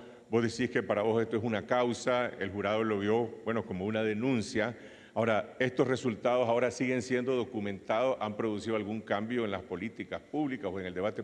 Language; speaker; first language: Spanish; native; Spanish